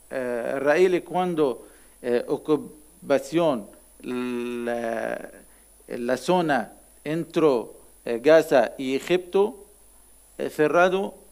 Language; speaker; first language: Spanish; non-native, learner; Arabic